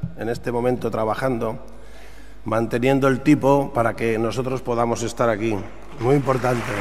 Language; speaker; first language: Spanish; native; Spanish